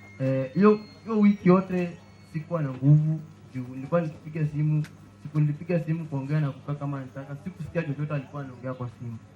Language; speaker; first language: Swahili; non-native, local second language; Luyia